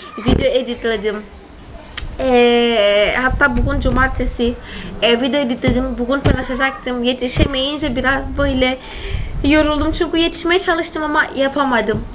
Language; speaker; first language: Turkish; non-native, fluent; Portuguese